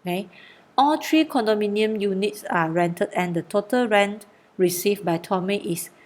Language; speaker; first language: English; non-native, local second language; Malay